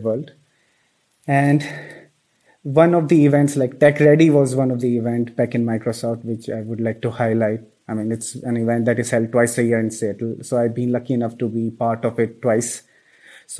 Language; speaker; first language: English; non-native, local second language; Hindi